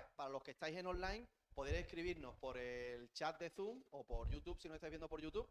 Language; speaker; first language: Spanish; native; Spanish